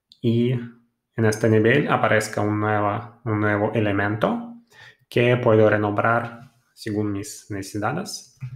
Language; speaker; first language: Spanish; non-native, fluent; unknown